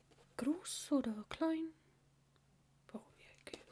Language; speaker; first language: German; non-native, learner; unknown